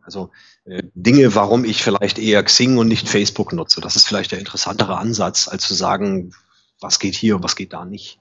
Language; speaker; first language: German; native; German